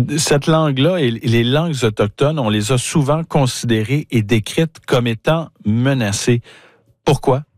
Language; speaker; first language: French; native; French